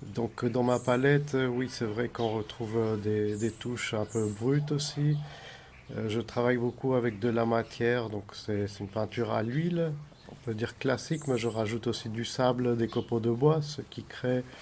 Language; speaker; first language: French; non-native, fluent; Greek